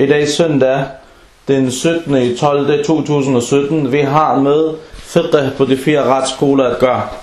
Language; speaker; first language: Danish; non-native, local second language; Arabic